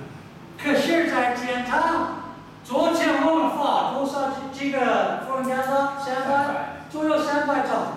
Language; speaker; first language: Chinese; non-native, learner; English